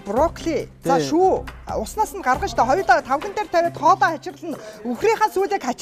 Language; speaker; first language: Mongolian; native; Mongolian